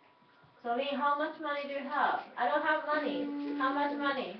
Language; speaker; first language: English; non-native, learner; Japanese